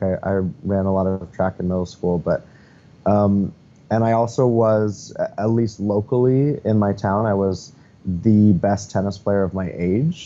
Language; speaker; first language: English; native; English